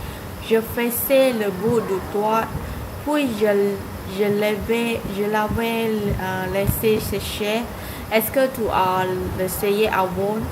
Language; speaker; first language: French; non-native, learner; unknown